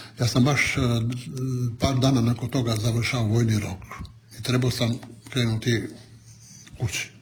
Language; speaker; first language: Croatian; non-native, local second language; Italian